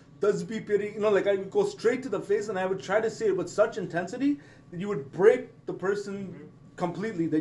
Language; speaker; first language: English; native; English